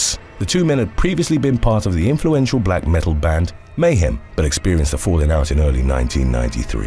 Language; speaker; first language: English; native; English